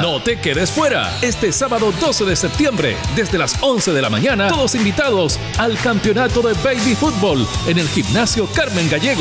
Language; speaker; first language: Spanish; native; Spanish